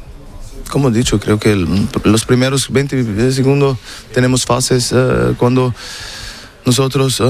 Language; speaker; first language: Spanish; non-native, learner; German